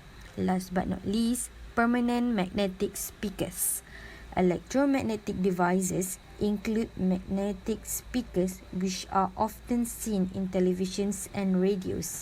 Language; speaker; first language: English; non-native, local second language; Malay